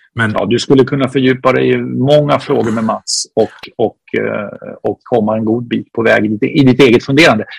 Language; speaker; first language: Swedish; native; Swedish